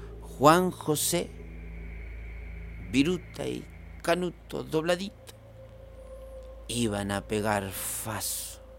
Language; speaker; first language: Spanish; native; Spanish